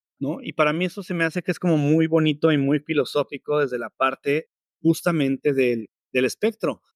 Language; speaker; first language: Spanish; native; Spanish